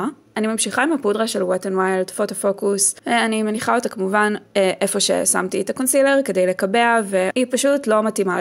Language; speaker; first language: Hebrew; native; Hebrew